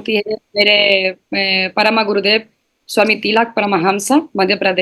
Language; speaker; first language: Hindi; non-native, learner; Spanish